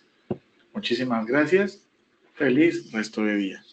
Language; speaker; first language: Spanish; native; Spanish